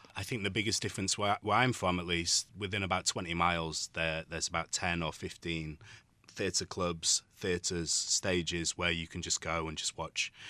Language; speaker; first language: English; native; English